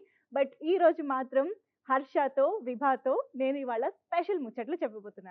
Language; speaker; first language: Telugu; native; Telugu